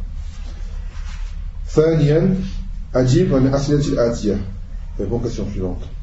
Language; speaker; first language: Arabic; non-native, fluent; French